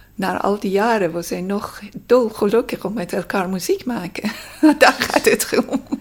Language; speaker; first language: Dutch; non-native, fluent; Persian